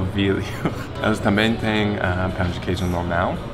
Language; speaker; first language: Portuguese; non-native, fluent; English